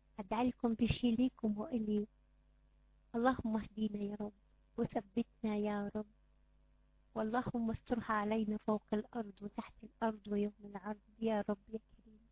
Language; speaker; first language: Arabic; non-native, fluent; French